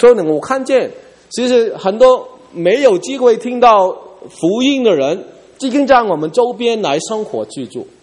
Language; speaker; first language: Chinese; non-native, local second language; Cantonese